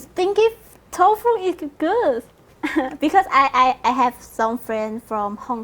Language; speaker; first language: English; non-native, learner; Vietnamese